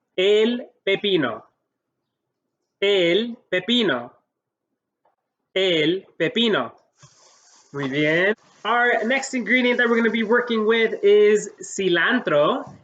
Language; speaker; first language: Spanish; early bilingual, heritage; Spanish